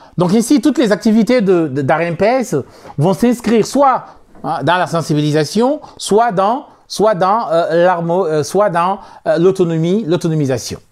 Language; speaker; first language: French; non-native, local second language; Soninke